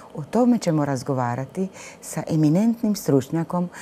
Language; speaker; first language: Croatian; native; Croatian